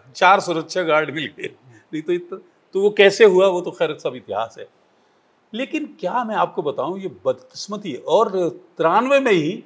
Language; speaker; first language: Hindi; native; Hindi